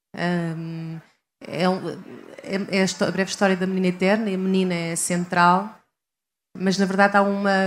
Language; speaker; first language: Portuguese; native; Portuguese